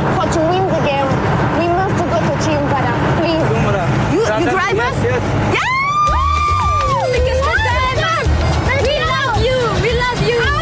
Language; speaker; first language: English; non-native, learner; French